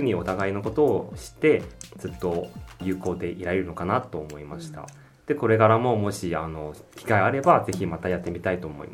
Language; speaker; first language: Japanese; non-native, fluent; Chinese